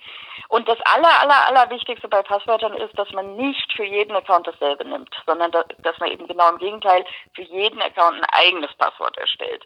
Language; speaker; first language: German; native; German